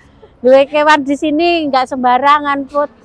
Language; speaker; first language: Indonesian; native; Indonesian